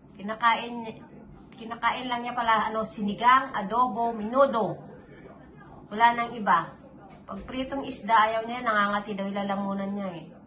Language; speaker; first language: Filipino; native; Filipino